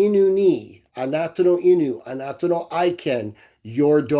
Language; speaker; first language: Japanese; non-native, learner; English